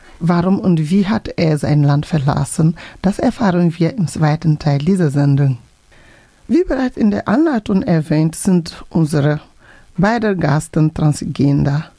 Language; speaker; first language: German; non-native, fluent; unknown